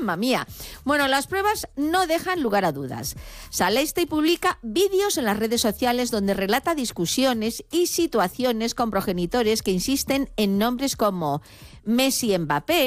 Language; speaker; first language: Spanish; native; Spanish